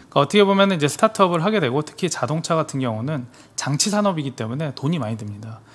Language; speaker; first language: Korean; native; Korean